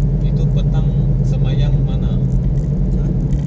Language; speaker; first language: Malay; non-native, local second language; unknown